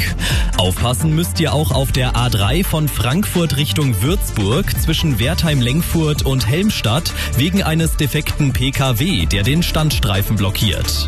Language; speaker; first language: German; native; German